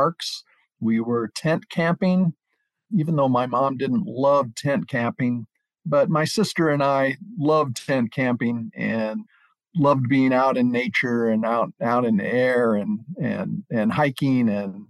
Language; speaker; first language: English; native; English